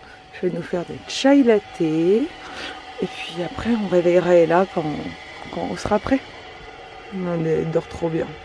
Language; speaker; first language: French; native; French